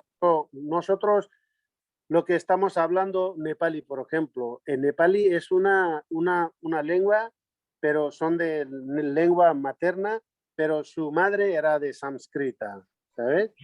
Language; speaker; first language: Spanish; non-native, learner; Nepali